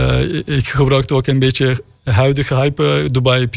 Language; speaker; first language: Dutch; non-native, learner; Turkish